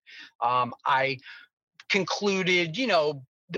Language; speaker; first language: English; native; English